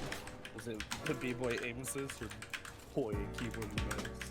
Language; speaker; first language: English; native; English